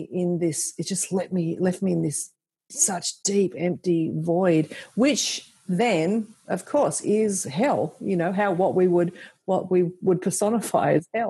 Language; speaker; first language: English; native; English